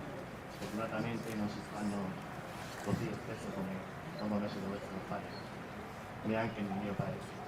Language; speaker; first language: Italian; non-native, learner; Spanish